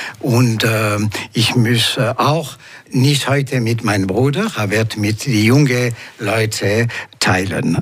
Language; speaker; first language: German; non-native, local second language; French